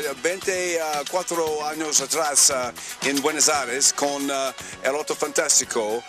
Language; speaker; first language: Spanish; non-native, learner; English